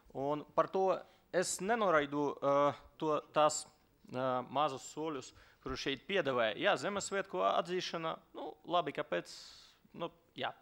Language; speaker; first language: Latvian; non-native, local second language; Russian